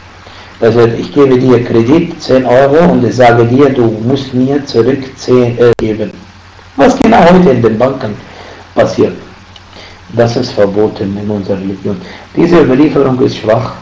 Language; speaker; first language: German; non-native, fluent; Arabic